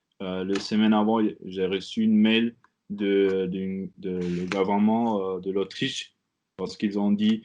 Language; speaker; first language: French; non-native, learner; German